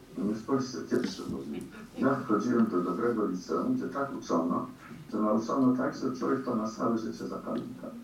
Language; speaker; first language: Polish; early bilingual, heritage; Polish